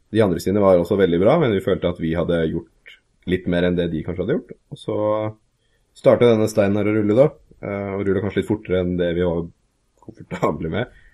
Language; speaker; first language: Norwegian; native; Norwegian